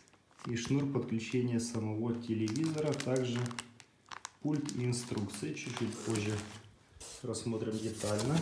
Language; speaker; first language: Russian; native; Russian